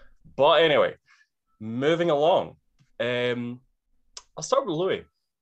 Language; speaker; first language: English; native; English